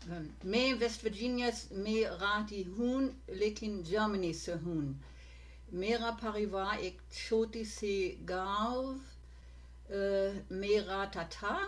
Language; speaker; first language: Hindi; non-native, learner; German